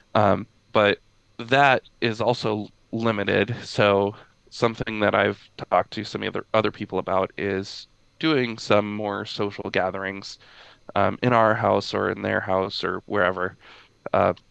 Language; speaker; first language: English; native; English